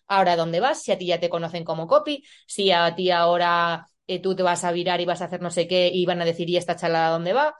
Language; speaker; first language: Spanish; native; Spanish